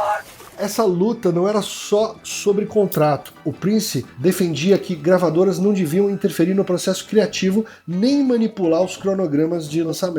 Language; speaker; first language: Portuguese; native; Portuguese